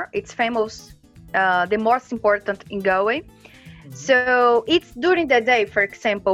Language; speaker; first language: English; non-native, learner; Portuguese